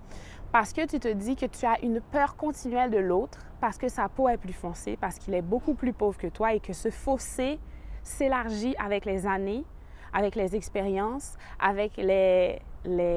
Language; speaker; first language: French; native; French